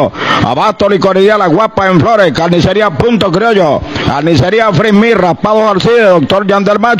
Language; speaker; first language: Spanish; native; Spanish